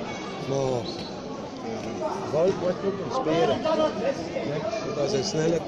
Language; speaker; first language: Dutch; native; Dutch